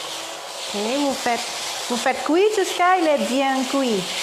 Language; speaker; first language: French; non-native, learner; Thai